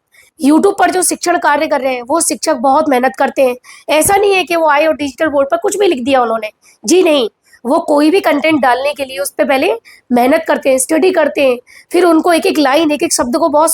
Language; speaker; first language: Hindi; native; Hindi